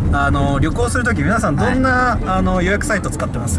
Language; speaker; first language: Japanese; native; Japanese